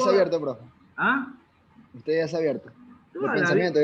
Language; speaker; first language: Spanish; native; Spanish